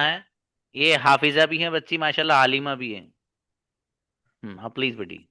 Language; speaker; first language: Hindi; native; Hindi